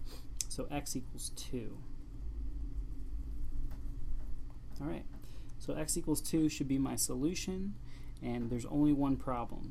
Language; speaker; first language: English; native; English